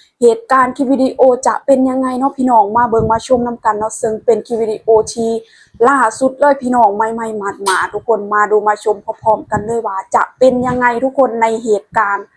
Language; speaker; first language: Thai; non-native, local second language; Lao